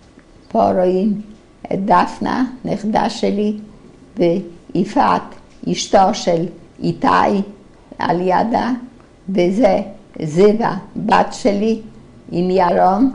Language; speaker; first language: Hebrew; non-native, fluent; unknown